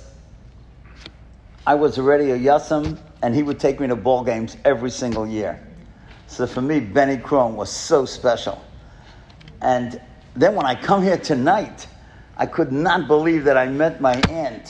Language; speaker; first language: English; native; English